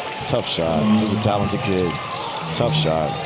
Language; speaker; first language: English; native; English